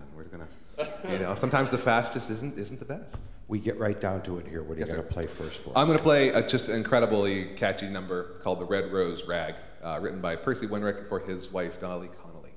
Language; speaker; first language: English; native; English